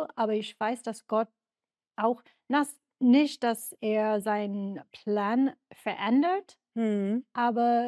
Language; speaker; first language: German; non-native, learner; English